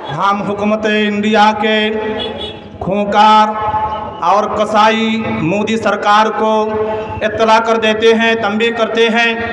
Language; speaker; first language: Urdu; non-native, fluent; Bangla